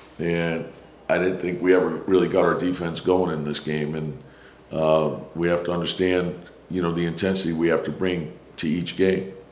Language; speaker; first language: English; native; English